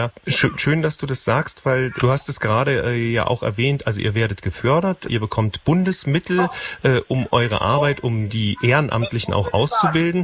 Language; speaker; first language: German; native; German